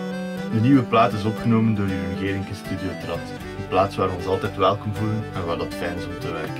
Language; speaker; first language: Dutch; native; Dutch